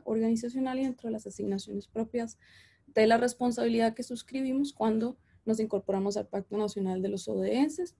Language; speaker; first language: Spanish; native; Spanish